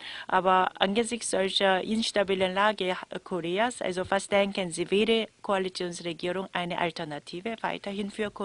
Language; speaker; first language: German; non-native, fluent; Korean